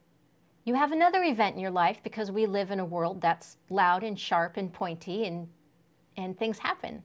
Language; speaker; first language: English; native; English